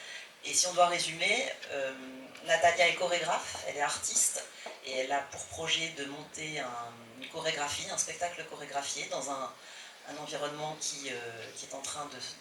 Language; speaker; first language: French; native; French